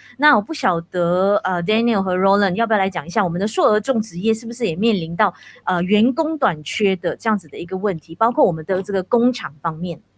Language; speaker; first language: Chinese; native; Chinese